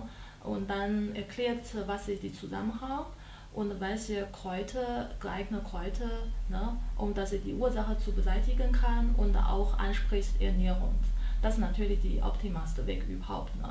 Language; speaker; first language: German; non-native, learner; Chinese